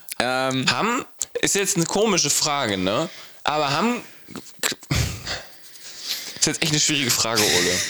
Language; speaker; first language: German; native; German